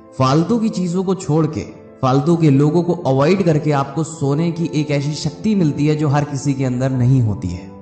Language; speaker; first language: Hindi; native; Hindi